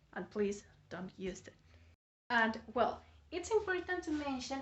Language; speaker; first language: English; non-native, fluent; Spanish